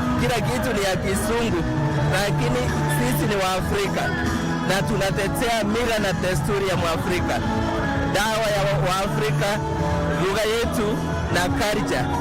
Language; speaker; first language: Swahili; non-native, local second language; Gusii